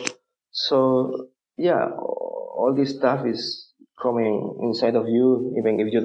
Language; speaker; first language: English; non-native, fluent; Spanish